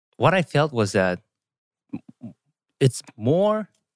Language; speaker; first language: English; non-native, fluent; Korean